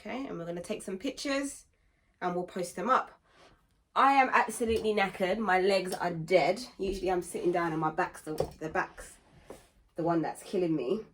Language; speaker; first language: English; native; English